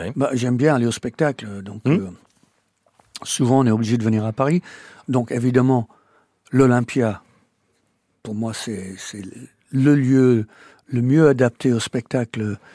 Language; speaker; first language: French; non-native, fluent; English